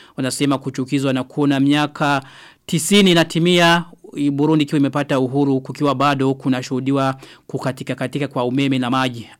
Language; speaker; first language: Swahili; non-native, local second language; Rundi